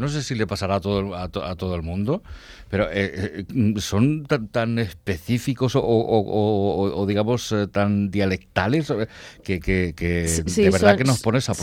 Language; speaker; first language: Spanish; native; Spanish